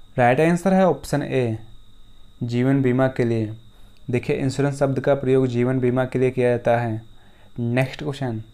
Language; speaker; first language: Hindi; native; Hindi